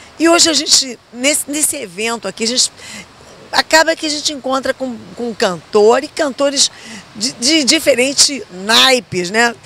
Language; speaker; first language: Portuguese; native; Portuguese